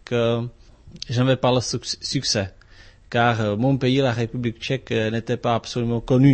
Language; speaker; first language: French; non-native, fluent; Czech